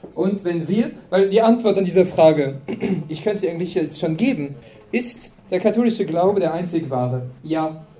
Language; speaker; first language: German; non-native, fluent; French